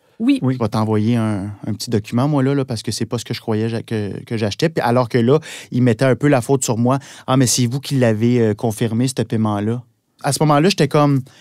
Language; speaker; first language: French; native; French